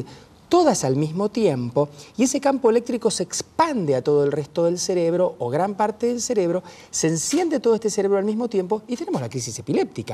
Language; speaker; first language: Spanish; native; Spanish